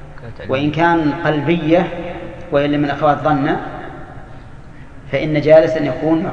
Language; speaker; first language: Arabic; native; Arabic